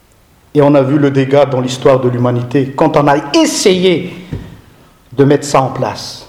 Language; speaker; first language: French; non-native, local second language; Malagasy